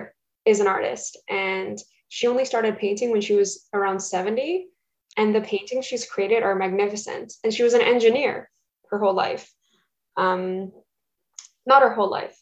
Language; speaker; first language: English; early bilingual, other home language; Russian